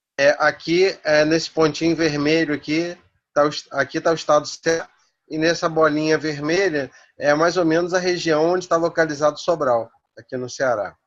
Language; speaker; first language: Portuguese; native; Portuguese